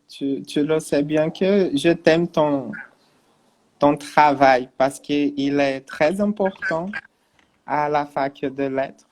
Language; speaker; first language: French; non-native, learner; Portuguese